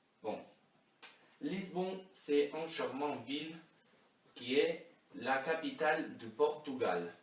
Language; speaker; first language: French; non-native, learner; Spanish